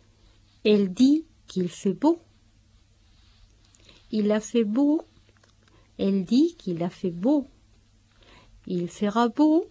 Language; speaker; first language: French; non-native, fluent; Spanish